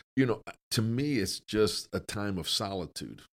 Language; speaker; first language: English; native; English